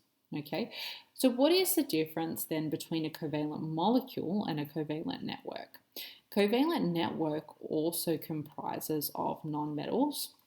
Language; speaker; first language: English; native; English